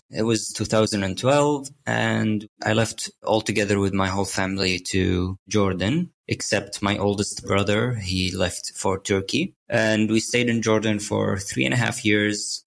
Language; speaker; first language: English; non-native, fluent; Arabic